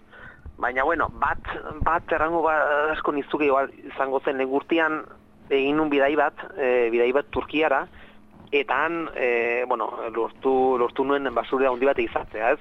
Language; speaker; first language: Basque; native; Basque